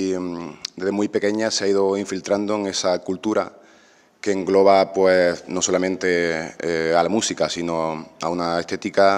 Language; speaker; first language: Spanish; native; Spanish